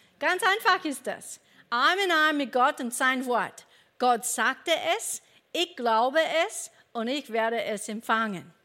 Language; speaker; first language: German; non-native, fluent; English